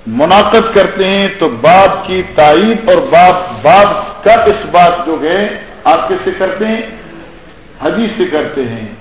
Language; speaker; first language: Urdu; non-native, local second language; Pashto